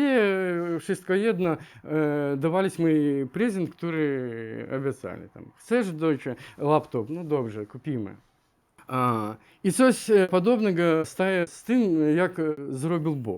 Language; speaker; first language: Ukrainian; non-native, learner; Russian